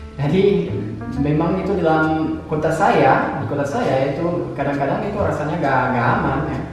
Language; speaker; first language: Indonesian; non-native, fluent; French